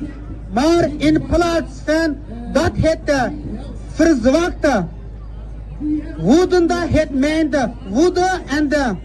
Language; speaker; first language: Dutch; non-native, fluent; Uyghur